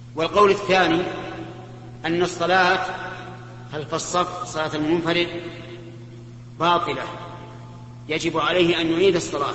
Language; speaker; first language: Arabic; native; Arabic